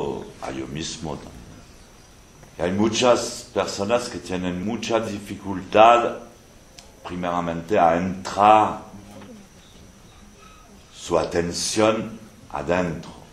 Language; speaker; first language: Spanish; non-native, fluent; French